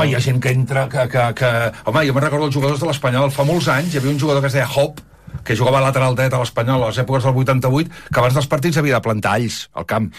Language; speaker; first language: Catalan; native; Catalan